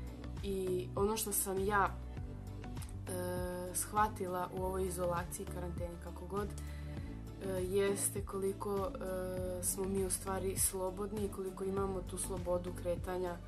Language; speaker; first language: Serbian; non-native, local second language; Slovak